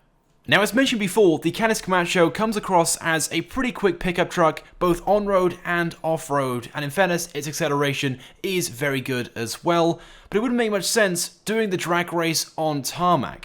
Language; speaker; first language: English; native; English